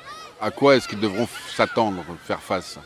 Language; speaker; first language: French; native; French